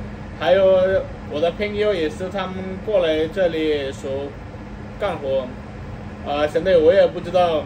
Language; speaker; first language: Chinese; non-native, learner; Telugu